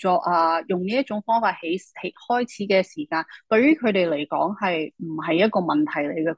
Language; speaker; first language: Cantonese; early bilingual, heritage; English